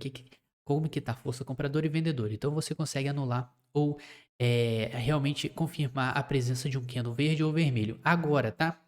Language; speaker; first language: Portuguese; native; Portuguese